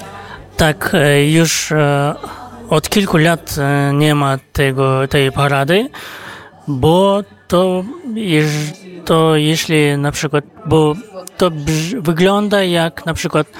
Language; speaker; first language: Polish; non-native, fluent; Kazakh